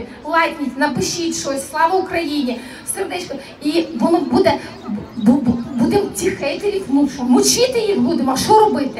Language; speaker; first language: Ukrainian; native; Ukrainian